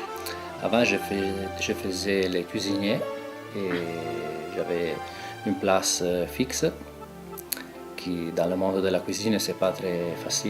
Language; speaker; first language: French; non-native, local second language; Italian